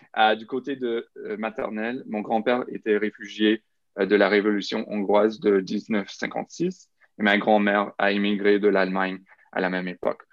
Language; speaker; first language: French; non-native, local second language; English